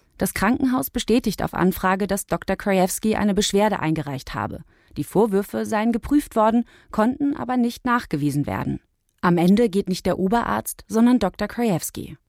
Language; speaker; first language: German; native; German